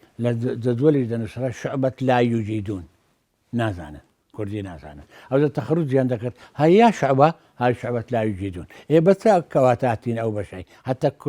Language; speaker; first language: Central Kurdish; non-native, local second language; Azerbaijani